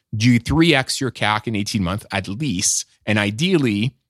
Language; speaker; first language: English; non-native, fluent; French